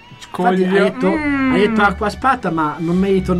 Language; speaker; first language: Italian; native; Italian